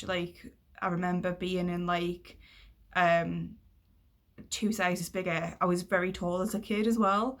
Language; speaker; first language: English; native; English